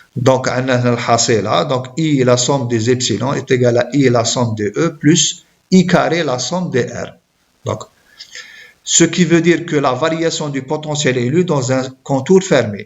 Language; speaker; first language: French; non-native, local second language; Arabic